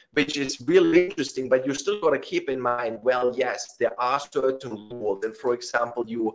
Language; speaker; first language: English; non-native, fluent; German